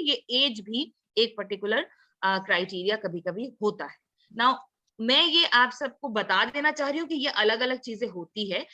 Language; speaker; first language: Hindi; non-native, local second language; Assamese